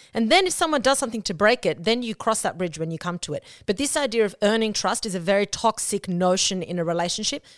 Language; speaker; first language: English; non-native, local second language; Spanish